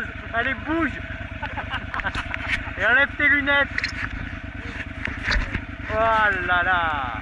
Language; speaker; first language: French; native; French